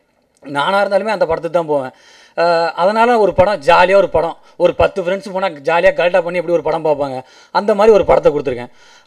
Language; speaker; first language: Tamil; native; Tamil